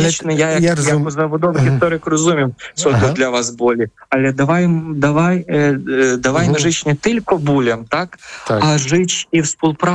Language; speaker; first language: Polish; non-native, fluent; Ukrainian